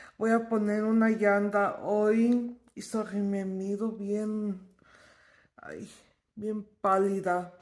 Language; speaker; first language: Spanish; early bilingual, heritage; Spanish